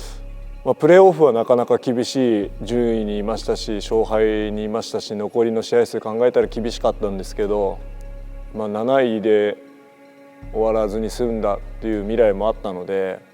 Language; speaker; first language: Japanese; native; Japanese